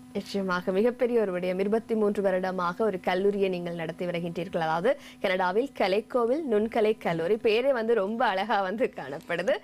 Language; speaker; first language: Tamil; native; Tamil